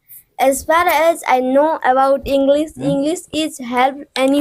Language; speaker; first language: English; non-native, learner; Odia